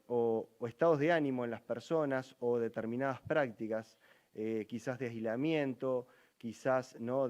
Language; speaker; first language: Spanish; native; Spanish